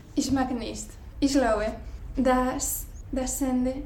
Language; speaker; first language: German; non-native, learner; Spanish